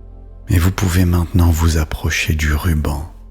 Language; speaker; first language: French; native; French